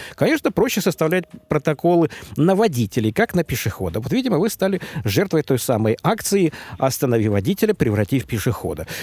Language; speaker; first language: Russian; native; Russian